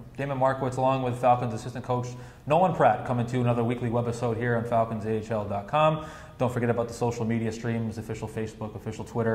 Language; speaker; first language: English; native; English